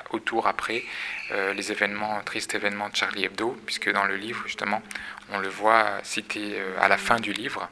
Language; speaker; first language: French; native; French